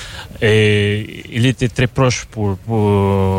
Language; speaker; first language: French; non-native, fluent; Russian